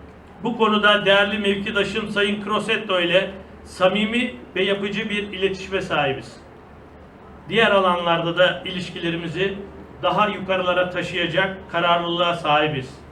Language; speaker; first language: Turkish; native; Turkish